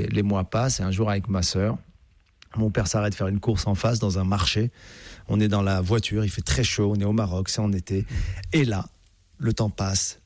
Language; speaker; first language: French; native; French